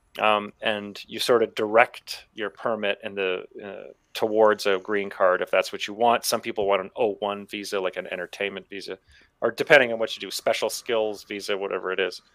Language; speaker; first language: English; native; English